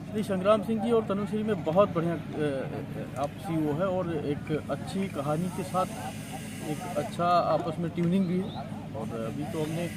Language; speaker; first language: Hindi; native; Hindi